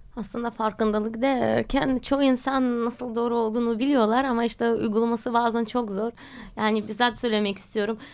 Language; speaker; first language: Turkish; non-native, fluent; Russian